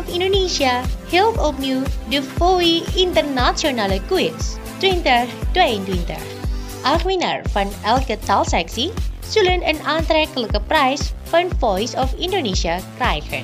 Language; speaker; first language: Dutch; non-native, fluent; Indonesian